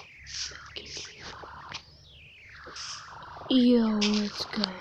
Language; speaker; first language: English; native; English